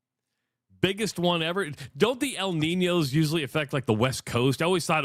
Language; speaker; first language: English; native; English